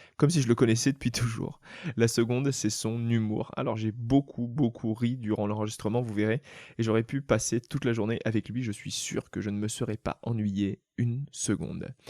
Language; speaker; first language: French; native; French